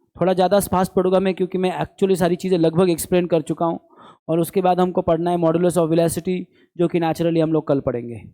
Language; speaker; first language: Hindi; non-native, local second language; Marathi